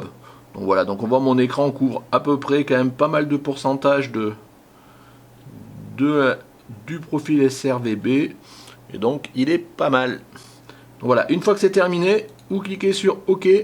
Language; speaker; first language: French; native; French